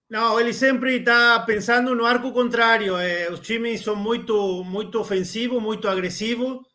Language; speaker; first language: Portuguese; non-native, learner; Spanish